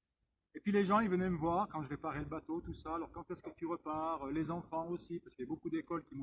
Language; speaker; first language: French; native; French